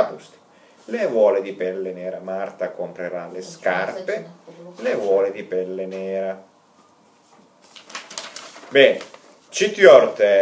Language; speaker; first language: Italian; non-native, fluent; Russian